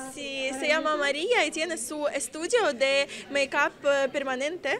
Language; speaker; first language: Spanish; non-native, learner; Russian